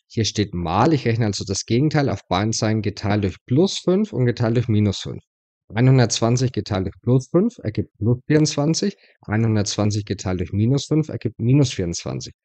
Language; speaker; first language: German; native; German